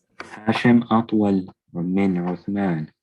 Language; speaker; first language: Arabic; non-native, learner; English